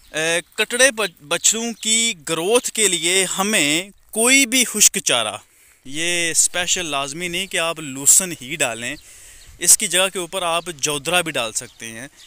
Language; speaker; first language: Urdu; non-native, local second language; Punjabi